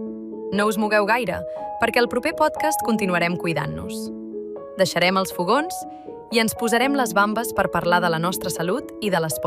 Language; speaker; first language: Catalan; native; Catalan